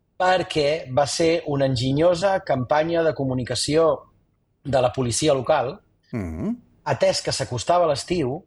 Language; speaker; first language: Catalan; native; Catalan